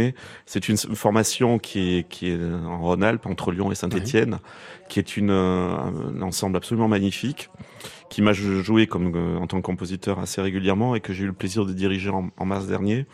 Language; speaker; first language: French; native; French